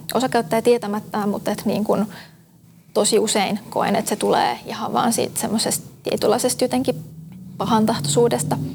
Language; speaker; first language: Finnish; native; Finnish